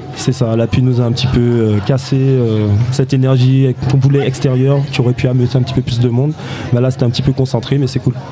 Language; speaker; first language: French; native; French